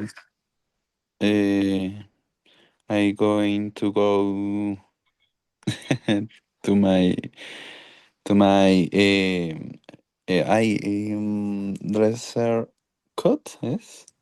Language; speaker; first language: English; non-native, learner; Spanish